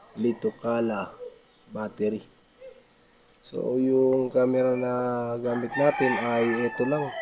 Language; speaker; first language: Filipino; native; Filipino